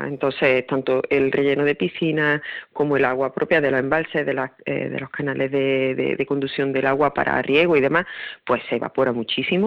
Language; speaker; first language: Spanish; native; Spanish